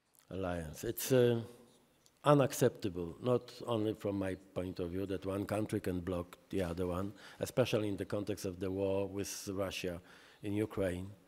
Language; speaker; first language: English; non-native, fluent; Polish